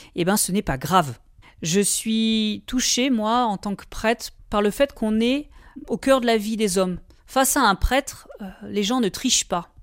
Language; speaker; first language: French; native; French